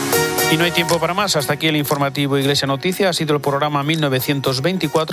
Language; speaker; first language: Spanish; native; Spanish